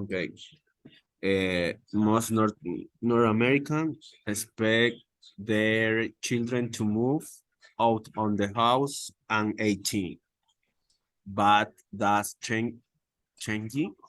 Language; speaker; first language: English; non-native, learner; Spanish